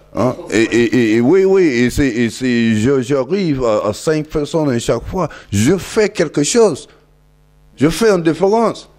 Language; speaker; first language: French; non-native, learner; English